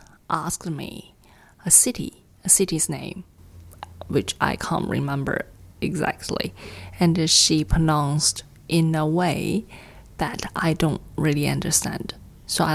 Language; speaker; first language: English; non-native, fluent; Chinese